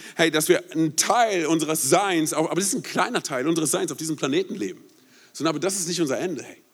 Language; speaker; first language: German; native; German